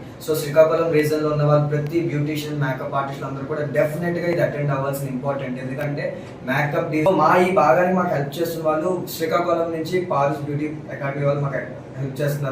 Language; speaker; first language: Telugu; native; Telugu